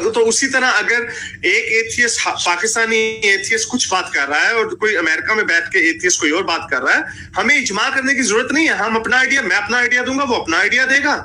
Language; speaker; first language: Urdu; native; Urdu